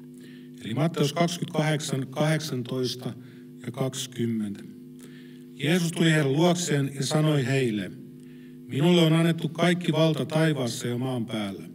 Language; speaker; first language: Finnish; native; Finnish